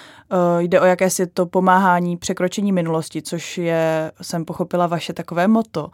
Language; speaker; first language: Czech; native; Czech